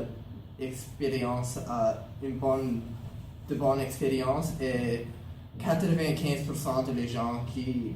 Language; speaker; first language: French; non-native, local second language; English